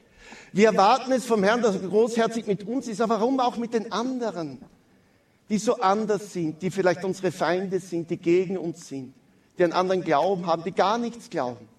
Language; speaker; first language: German; native; German